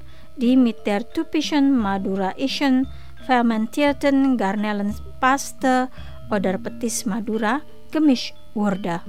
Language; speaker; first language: German; non-native, fluent; Indonesian